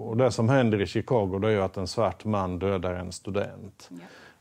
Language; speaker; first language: Swedish; native; Swedish